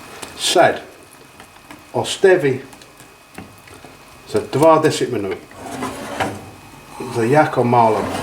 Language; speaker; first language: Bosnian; non-native, learner; English